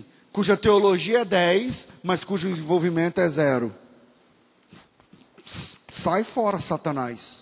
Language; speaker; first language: Portuguese; native; Portuguese